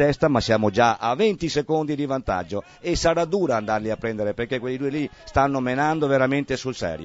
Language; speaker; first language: Italian; native; Italian